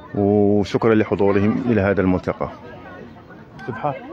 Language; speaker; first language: Arabic; native; Arabic